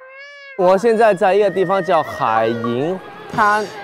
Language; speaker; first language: Chinese; non-native, local second language; Cantonese